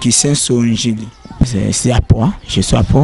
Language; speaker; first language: French; non-native, learner; Lingala